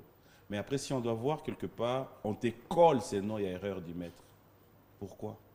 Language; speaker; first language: French; non-native, local second language; Lingala